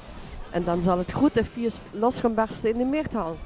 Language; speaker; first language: Dutch; native; Dutch